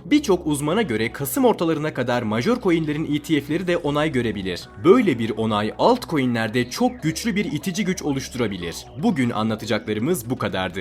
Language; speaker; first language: Turkish; native; Turkish